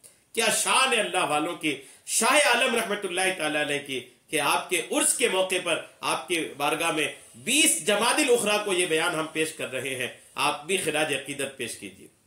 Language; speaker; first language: Urdu; native; Urdu